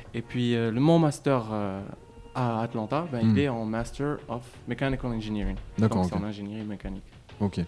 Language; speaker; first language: French; non-native, local second language; Arabic